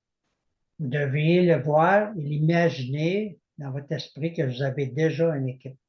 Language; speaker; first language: French; native; French